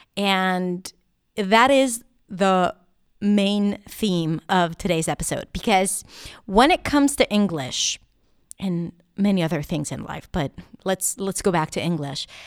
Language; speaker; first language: English; non-native, fluent; Hebrew